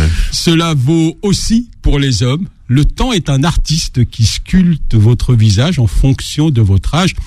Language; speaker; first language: French; native; French